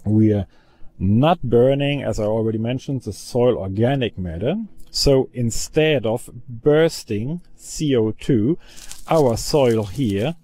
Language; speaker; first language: English; non-native, fluent; German